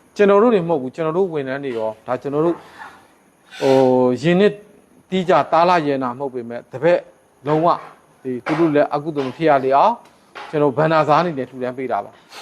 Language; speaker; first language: Burmese; native; Burmese